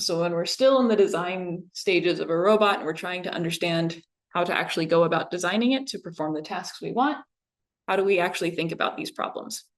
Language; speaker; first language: English; native; English